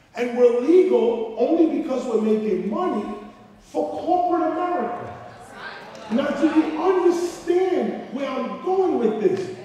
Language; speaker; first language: English; native; English